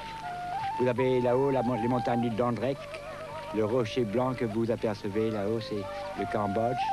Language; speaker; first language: French; native; French